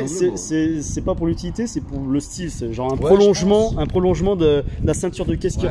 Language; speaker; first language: French; native; French